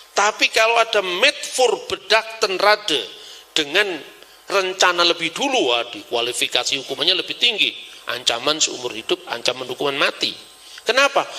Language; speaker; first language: Indonesian; non-native, local second language; Javanese